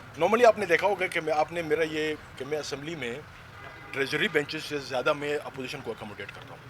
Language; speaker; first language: Urdu; non-native, local second language; Pashto